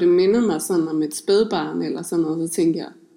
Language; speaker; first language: Danish; native; Danish